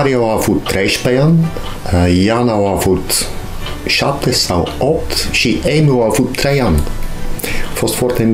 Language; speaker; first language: Romanian; non-native, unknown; Dutch